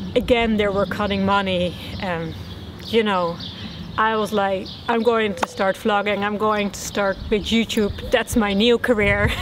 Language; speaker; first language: English; non-native, fluent; Dutch